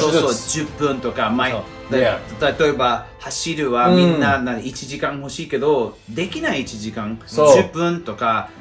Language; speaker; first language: Japanese; non-native, learner; English